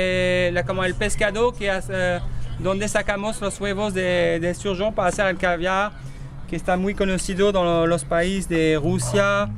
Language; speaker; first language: Spanish; non-native, learner; French